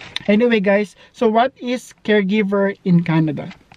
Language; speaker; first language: English; non-native, local second language; Filipino